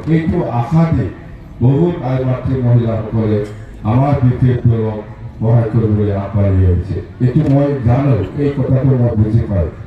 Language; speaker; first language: Assamese; non-native, local second language; Bodo